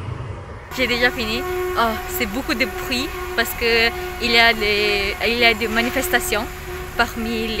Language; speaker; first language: French; non-native, learner; Malay